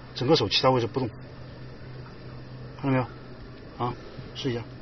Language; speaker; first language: Chinese; native; Chinese